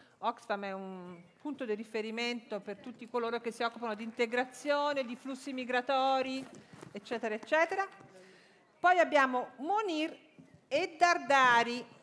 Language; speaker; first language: Italian; native; Italian